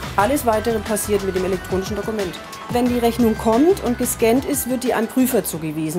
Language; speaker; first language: German; native; German